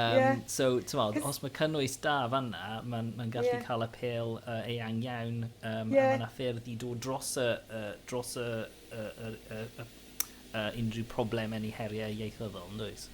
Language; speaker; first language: Welsh; non-native, local second language; English